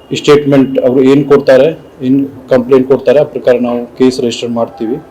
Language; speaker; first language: Kannada; non-native, local second language; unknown